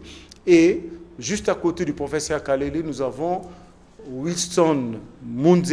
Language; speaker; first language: French; non-native, local second language; Lingala